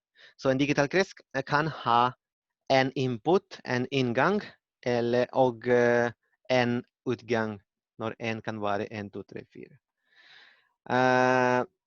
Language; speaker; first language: Norwegian; non-native, learner; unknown